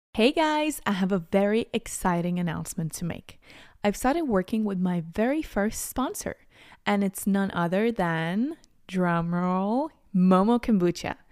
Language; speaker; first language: English; non-native, fluent; Latvian